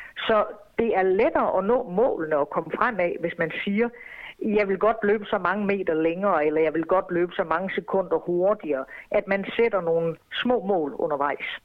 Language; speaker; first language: Danish; native; Danish